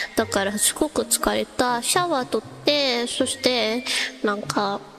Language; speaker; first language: Japanese; non-native, learner; English